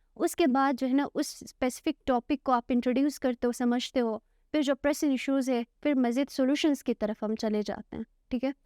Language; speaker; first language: Urdu; non-native, local second language; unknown